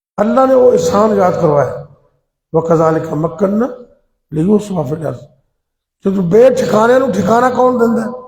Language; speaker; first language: Urdu; non-native, local second language; Punjabi